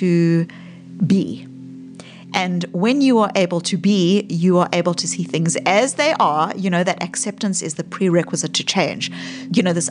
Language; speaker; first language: English; native; English